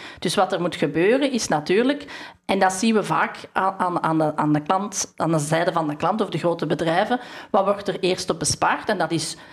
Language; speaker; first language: Dutch; native; Dutch